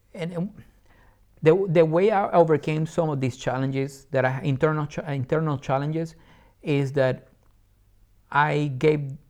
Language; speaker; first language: English; non-native, fluent; Spanish